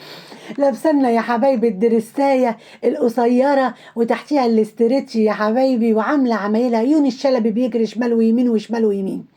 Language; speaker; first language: Arabic; native; Arabic